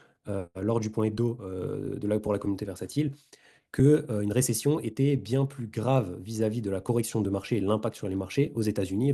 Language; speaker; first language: French; native; French